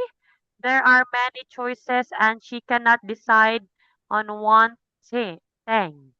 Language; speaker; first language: English; non-native, fluent; Cebuano